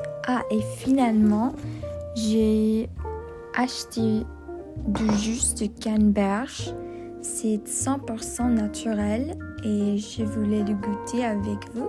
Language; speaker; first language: French; non-native, learner; English